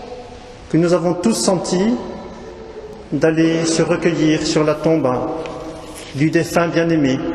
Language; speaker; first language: French; native; French